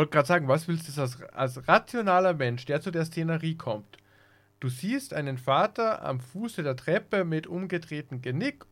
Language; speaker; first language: German; native; German